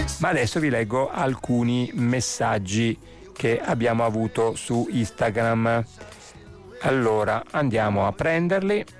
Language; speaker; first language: Italian; native; Italian